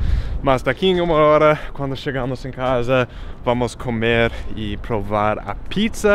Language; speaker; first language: Portuguese; non-native, fluent; English